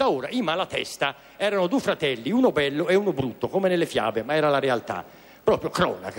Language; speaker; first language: Italian; native; Italian